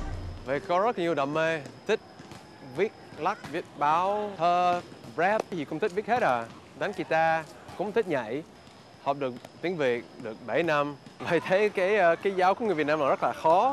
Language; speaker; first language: Vietnamese; non-native, fluent; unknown